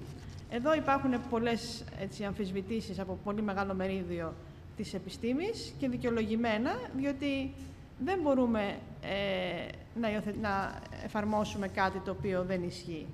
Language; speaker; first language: Greek; native; Greek